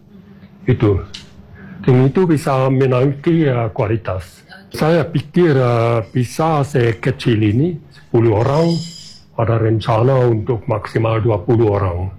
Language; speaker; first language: Indonesian; non-native, fluent; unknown